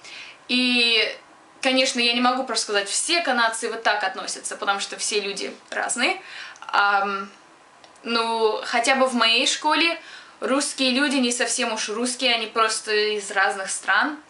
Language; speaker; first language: Russian; early bilingual, other home language; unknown